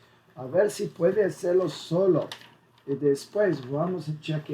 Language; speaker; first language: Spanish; non-native, fluent; English